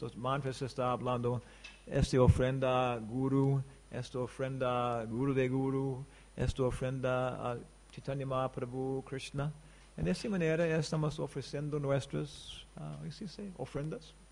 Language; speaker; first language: Spanish; non-native, learner; English